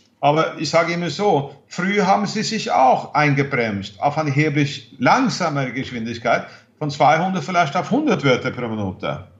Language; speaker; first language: German; non-native, fluent; Swedish